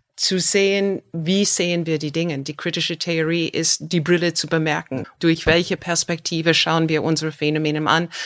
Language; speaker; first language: German; non-native, fluent; English